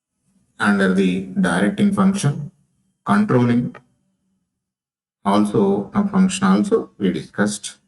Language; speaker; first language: English; non-native, local second language; Telugu